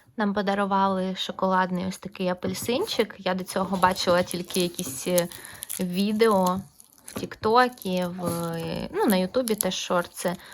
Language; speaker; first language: Ukrainian; non-native, local second language; Russian